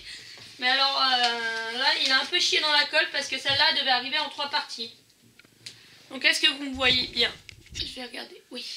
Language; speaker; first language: French; native; French